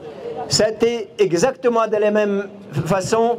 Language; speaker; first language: French; non-native, fluent; Arabic